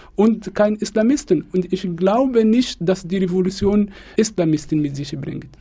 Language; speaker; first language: German; non-native, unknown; Arabic